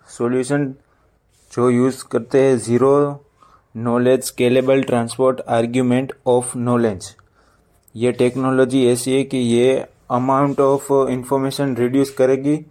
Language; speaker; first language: Hindi; non-native, local second language; Gujarati